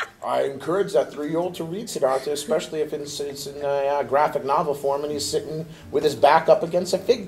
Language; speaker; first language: English; native; English